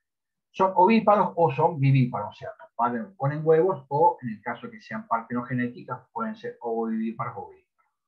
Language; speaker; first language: Spanish; native; Spanish